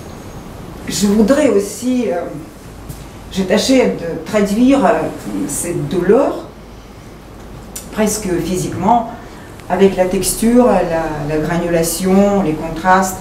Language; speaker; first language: French; non-native, fluent; Ukrainian